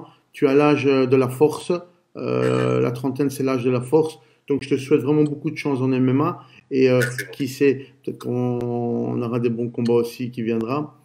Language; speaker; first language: French; native; French